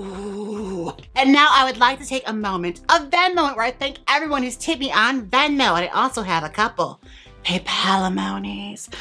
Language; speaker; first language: English; native; English